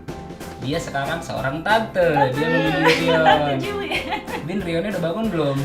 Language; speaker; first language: Indonesian; native; Indonesian